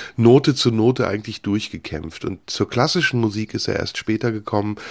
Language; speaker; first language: English; non-native, fluent; Turkish